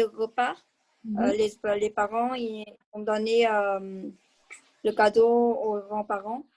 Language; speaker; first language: French; non-native, learner; Vietnamese